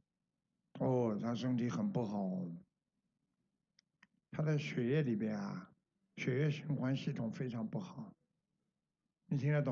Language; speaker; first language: Chinese; native; Chinese